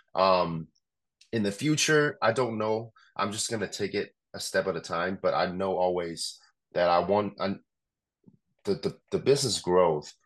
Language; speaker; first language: English; non-native, local second language; Cantonese